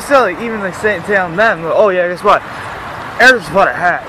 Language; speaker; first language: English; native; English